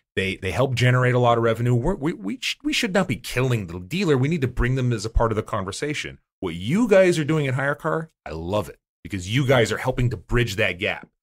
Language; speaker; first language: English; native; English